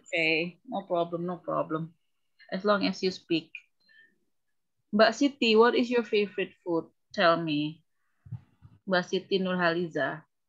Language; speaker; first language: English; non-native, fluent; Indonesian